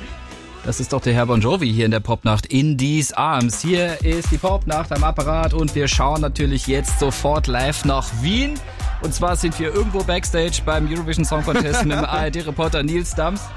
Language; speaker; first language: German; native; German